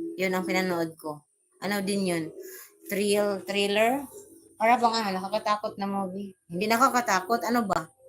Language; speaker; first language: Filipino; non-native, local second language; Cebuano